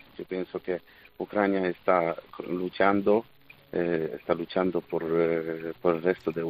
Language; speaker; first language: Spanish; non-native, fluent; Polish